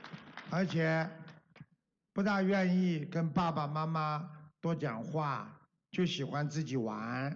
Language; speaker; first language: Chinese; native; Chinese